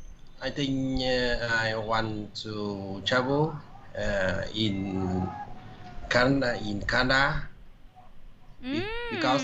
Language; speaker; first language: English; non-native, learner; Vietnamese